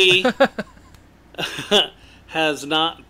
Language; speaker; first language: English; native; English